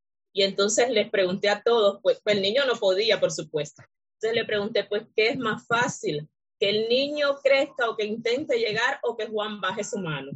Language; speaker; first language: Spanish; native; Spanish